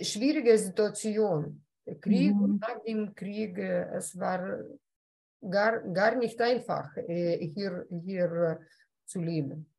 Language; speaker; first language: German; non-native, fluent; Lithuanian